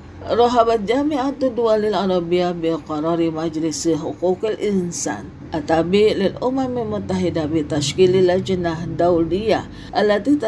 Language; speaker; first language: Arabic; non-native, fluent; Indonesian